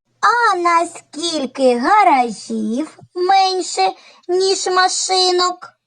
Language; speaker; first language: Ukrainian; native; Ukrainian